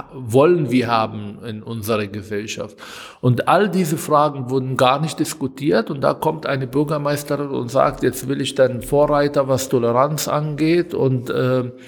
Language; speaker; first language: German; non-native, fluent; Hebrew